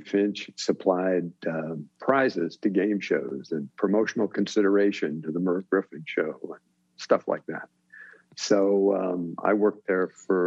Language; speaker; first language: English; native; English